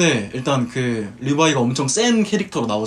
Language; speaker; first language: Korean; native; Korean